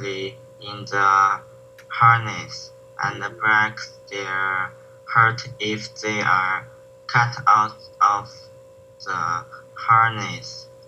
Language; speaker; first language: English; non-native, learner; Chinese